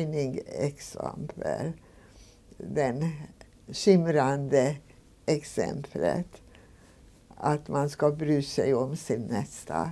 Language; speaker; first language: Swedish; non-native, fluent; Hungarian